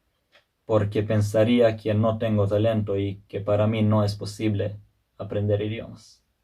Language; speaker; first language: Spanish; non-native, fluent; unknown